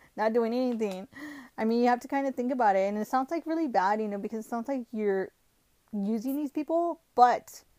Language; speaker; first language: English; early bilingual, other home language; Spanish